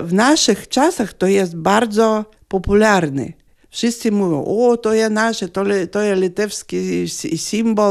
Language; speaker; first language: Polish; non-native, learner; Lithuanian